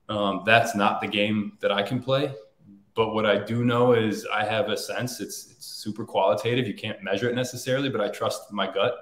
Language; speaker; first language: English; native; English